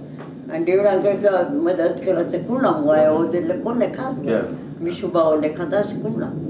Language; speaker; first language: Hebrew; non-native, learner; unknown